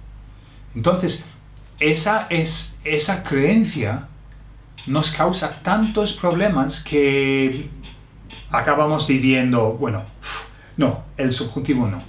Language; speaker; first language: Spanish; non-native, fluent; English